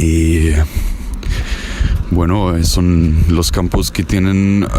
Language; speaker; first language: Spanish; non-native, fluent; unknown